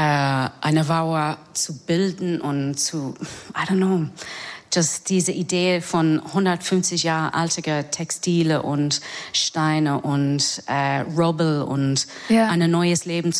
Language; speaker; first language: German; non-native, fluent; English